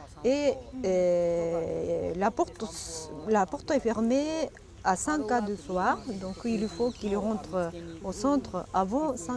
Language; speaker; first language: French; non-native, fluent; Japanese